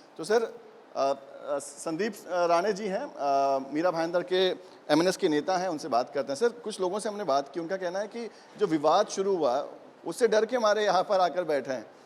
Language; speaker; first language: Hindi; native; Hindi